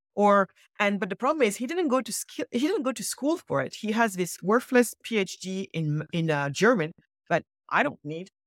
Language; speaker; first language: English; early bilingual, other home language; Wolof